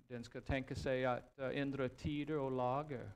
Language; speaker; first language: Swedish; non-native, fluent; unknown